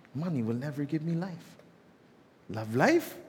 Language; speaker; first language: English; non-native, local second language; Filipino